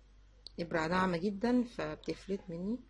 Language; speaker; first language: Arabic; native; Arabic